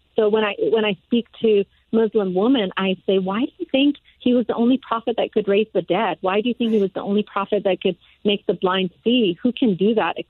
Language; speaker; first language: English; early bilingual, other home language; Persian